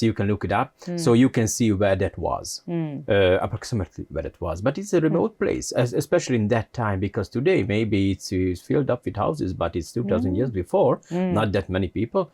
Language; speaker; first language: English; non-native, fluent; Hungarian